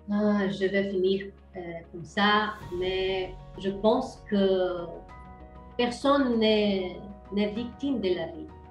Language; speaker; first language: French; non-native, learner; Portuguese